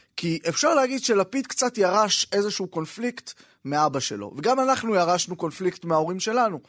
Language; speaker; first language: Hebrew; native; Hebrew